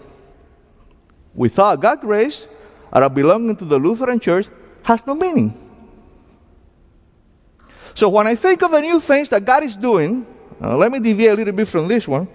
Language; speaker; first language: English; non-native, fluent; Spanish